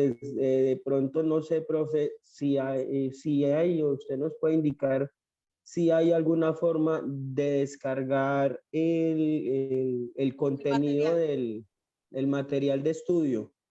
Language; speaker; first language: Spanish; native; Spanish